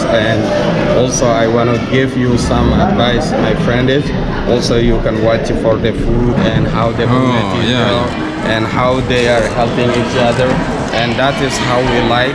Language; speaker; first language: English; non-native, learner; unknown